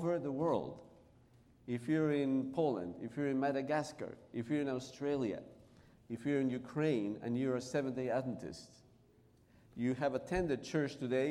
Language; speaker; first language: English; non-native, fluent; Spanish